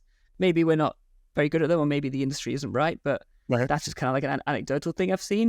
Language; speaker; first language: English; native; English